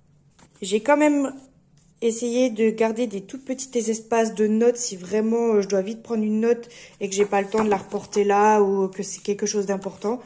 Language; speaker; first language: French; native; French